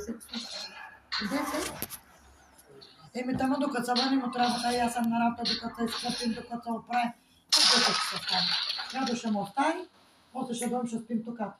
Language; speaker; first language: Bulgarian; non-native, local second language; Turkish